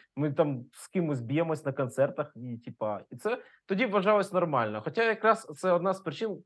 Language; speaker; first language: Ukrainian; non-native, local second language; Russian